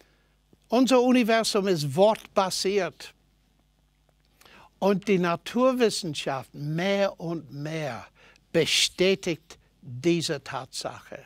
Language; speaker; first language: German; non-native, fluent; English